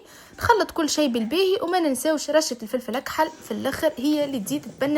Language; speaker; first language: Arabic; native; Arabic